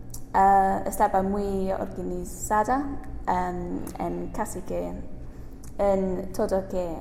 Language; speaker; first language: Spanish; non-native, learner; English